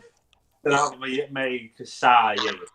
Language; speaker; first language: Welsh; native; Welsh